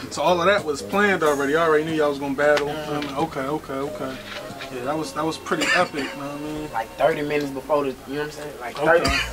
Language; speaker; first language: English; native; English